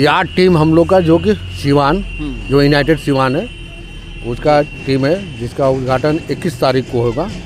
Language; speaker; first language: Hindi; native; Hindi